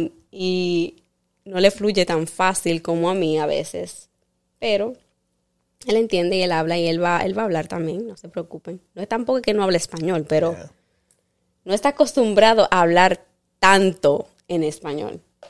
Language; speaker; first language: Spanish; early bilingual, heritage; Spanish